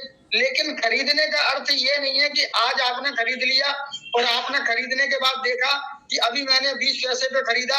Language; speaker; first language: Hindi; native; Hindi